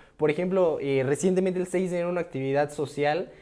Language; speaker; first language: Spanish; native; Spanish